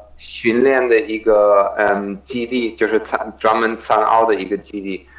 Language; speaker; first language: Chinese; non-native, fluent; German